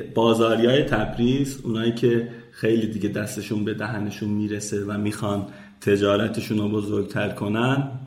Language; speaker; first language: Persian; non-native, local second language; Azerbaijani